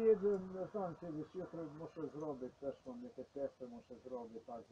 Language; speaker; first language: Polish; non-native, learner; Ukrainian